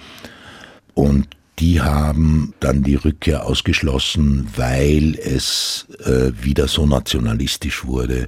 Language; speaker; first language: German; non-native, local second language; Croatian